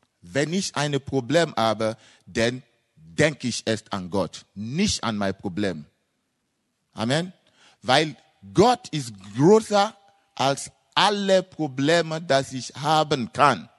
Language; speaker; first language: German; non-native, fluent; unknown